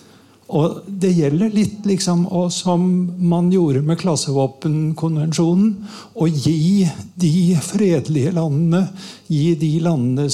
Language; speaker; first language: Norwegian; native; Norwegian